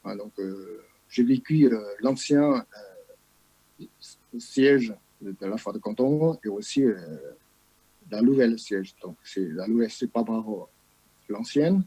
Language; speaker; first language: French; non-native, fluent; Chinese